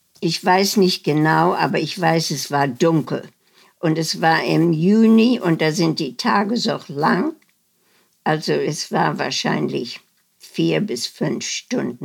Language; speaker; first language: German; non-native, fluent; Dutch